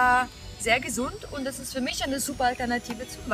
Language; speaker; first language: German; non-native, fluent; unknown